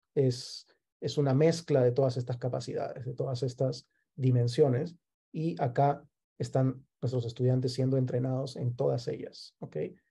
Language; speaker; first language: Spanish; native; Spanish